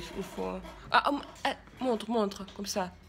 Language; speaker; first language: French; non-native, fluent; Russian